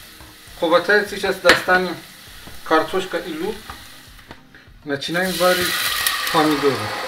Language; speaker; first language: Russian; non-native, learner; Persian